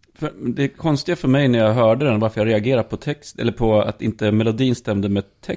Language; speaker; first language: Swedish; native; Swedish